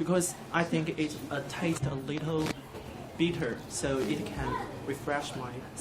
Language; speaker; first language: English; non-native, learner; Chinese